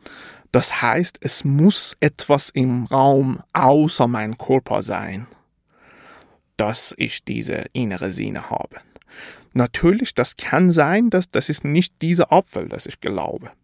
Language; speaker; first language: German; non-native, fluent; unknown